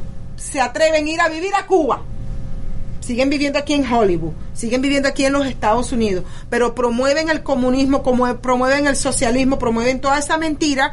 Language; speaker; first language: Spanish; native; Spanish